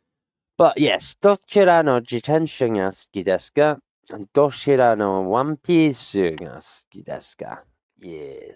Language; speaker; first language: Japanese; non-native, learner; English